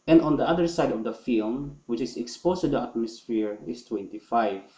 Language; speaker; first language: English; non-native, local second language; Filipino